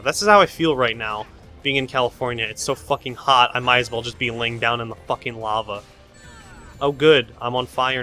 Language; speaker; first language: English; native; English